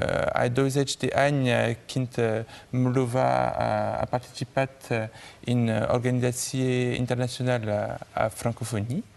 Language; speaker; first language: Romanian; non-native, learner; French